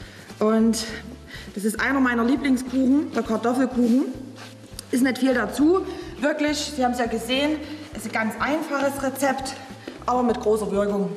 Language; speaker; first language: German; native; German